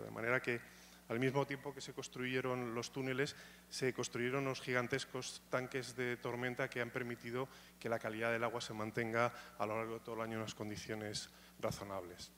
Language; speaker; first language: Spanish; native; Spanish